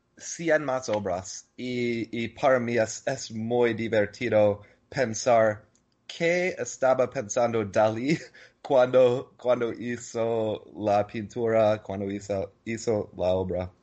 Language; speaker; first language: Spanish; non-native, learner; English